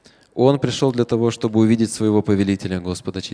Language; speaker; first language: Russian; native; Russian